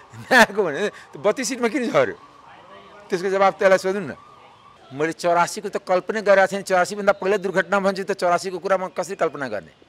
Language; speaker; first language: Nepali; non-native, local second language; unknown